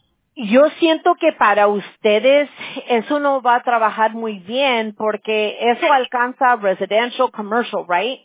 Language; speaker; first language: Spanish; early bilingual, heritage; Spanish